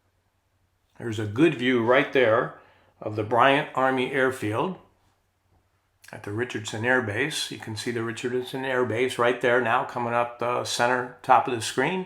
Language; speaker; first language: English; native; English